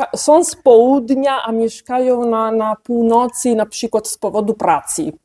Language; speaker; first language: Polish; non-native, fluent; Italian